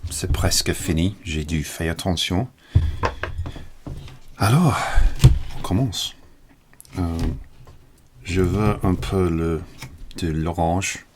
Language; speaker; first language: French; non-native, learner; English